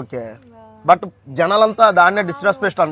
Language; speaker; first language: Telugu; native; Telugu